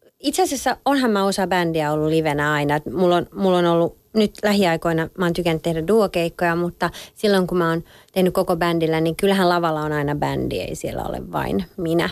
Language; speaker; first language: Finnish; early bilingual, other home language; French